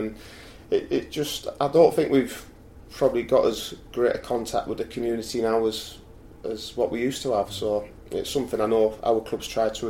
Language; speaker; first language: English; native; English